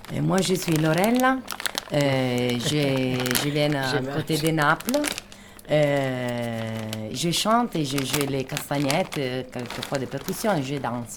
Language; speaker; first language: French; non-native, fluent; Italian